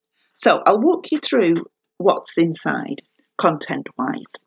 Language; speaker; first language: English; native; English